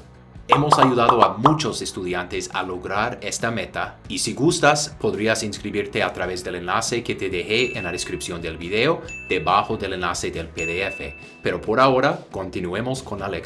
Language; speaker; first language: Spanish; non-native, fluent; English